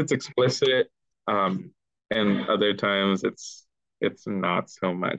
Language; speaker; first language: English; early bilingual, other home language; Spanish